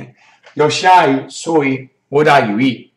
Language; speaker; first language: Chinese; non-native, fluent; English